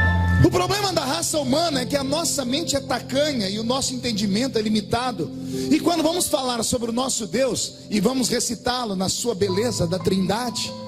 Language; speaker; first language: Portuguese; native; Portuguese